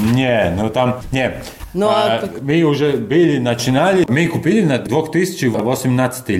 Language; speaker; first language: Russian; non-native, learner; Latvian